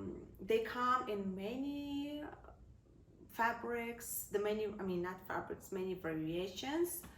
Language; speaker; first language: English; non-native, fluent; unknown